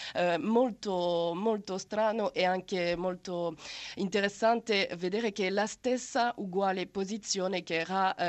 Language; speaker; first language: Italian; non-native, fluent; French